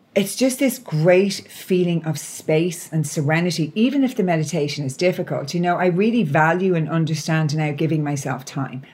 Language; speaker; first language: English; native; English